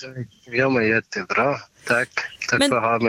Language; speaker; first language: Swedish; non-native, fluent; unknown